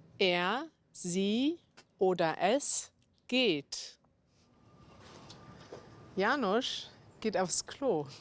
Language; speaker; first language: German; non-native, learner; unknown